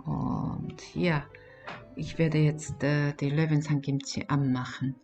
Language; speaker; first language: German; non-native, fluent; Korean